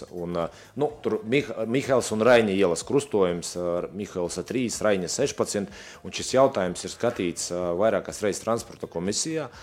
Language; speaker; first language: Latvian; non-native, local second language; Russian